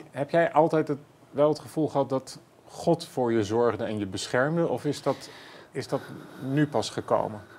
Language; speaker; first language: Dutch; native; Dutch